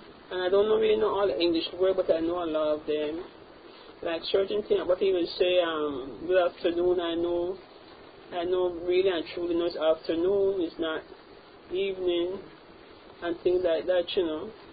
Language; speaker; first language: English; native; English